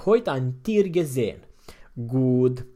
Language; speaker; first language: German; non-native, fluent; Romanian